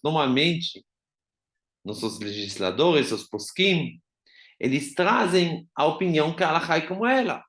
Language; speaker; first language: Portuguese; non-native, fluent; Hebrew